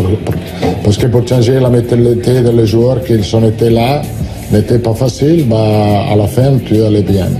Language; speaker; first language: French; non-native, learner; Italian